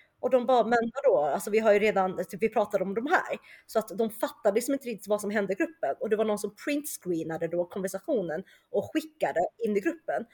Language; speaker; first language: Swedish; native; Swedish